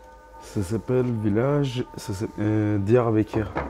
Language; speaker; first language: French; non-native, learner; Kurdish